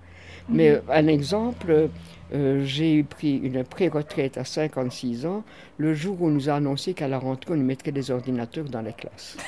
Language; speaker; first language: French; native; French